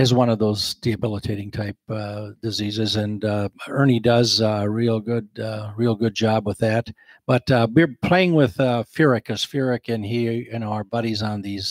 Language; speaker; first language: English; native; English